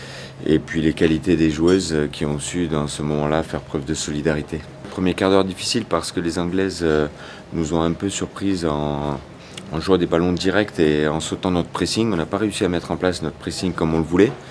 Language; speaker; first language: French; native; French